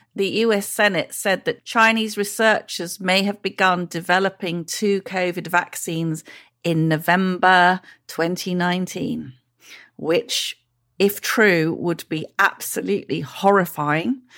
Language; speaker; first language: English; native; English